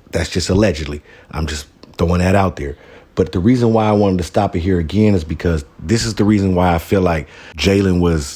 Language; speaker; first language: English; native; English